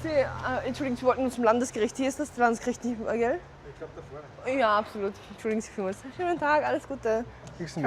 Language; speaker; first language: German; non-native, fluent; Mongolian